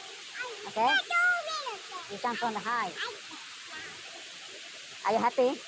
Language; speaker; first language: English; non-native, learner; Vietnamese